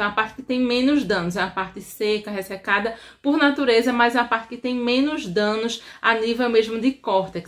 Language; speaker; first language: Portuguese; native; Portuguese